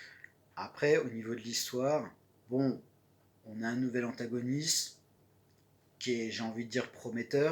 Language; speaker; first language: French; native; French